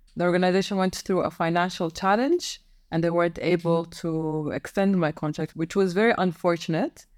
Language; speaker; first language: English; non-native, fluent; Arabic